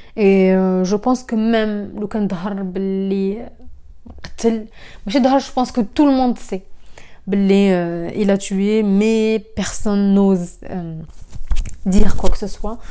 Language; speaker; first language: French; non-native, local second language; Arabic